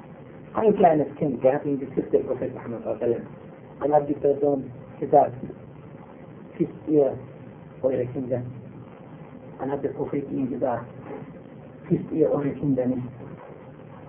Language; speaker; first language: German; non-native, fluent; Arabic